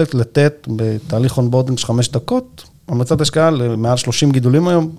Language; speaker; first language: Hebrew; native; Hebrew